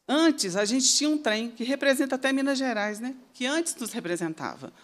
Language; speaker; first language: Portuguese; native; Portuguese